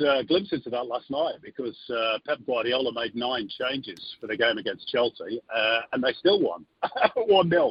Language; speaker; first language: English; native; English